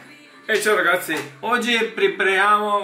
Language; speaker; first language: Italian; non-native, learner; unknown